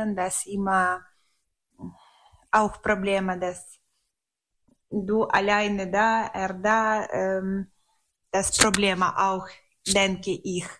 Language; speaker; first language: German; non-native, learner; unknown